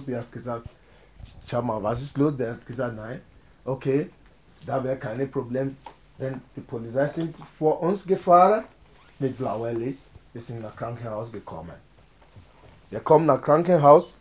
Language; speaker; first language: German; non-native, learner; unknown